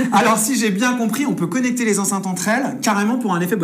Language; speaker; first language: French; native; French